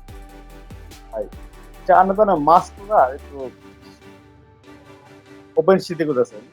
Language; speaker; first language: Japanese; non-native, fluent; Bangla